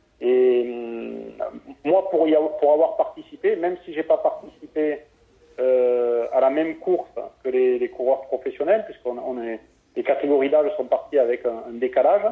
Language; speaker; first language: French; native; French